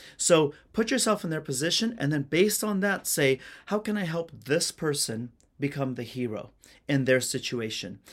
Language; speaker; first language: English; early bilingual, other home language; Persian